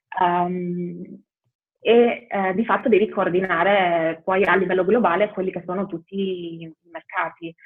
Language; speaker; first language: Italian; early bilingual, other home language; Albanian